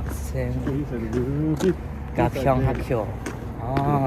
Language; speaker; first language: Korean; non-native, learner; Thai